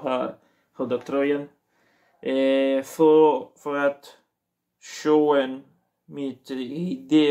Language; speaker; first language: Swedish; non-native, learner; Portuguese